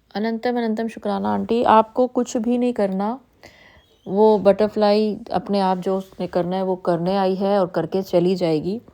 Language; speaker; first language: Hindi; native; Hindi